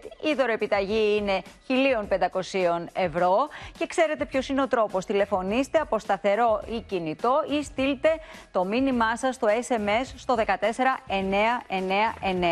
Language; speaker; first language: Greek; native; Greek